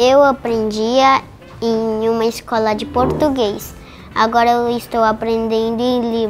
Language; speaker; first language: Portuguese; non-native, learner; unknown